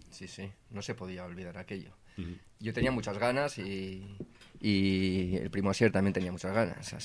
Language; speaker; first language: Spanish; native; Spanish